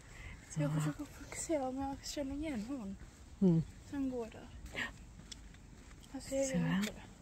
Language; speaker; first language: Swedish; early bilingual, other home language; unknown